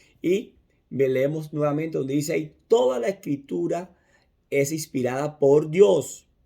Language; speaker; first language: Spanish; native; Spanish